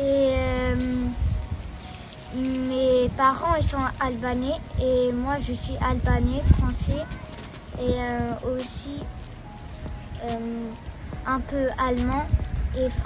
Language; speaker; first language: French; early bilingual, other home language; Albanian